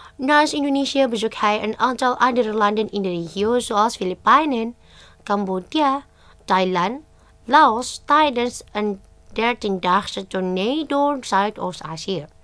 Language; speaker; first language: Dutch; non-native, fluent; Indonesian